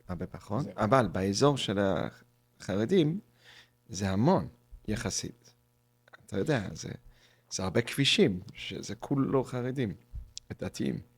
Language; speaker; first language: Hebrew; non-native, fluent; English